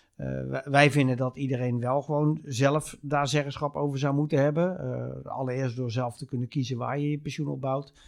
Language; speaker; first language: Dutch; native; Dutch